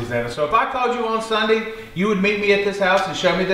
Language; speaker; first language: English; native; English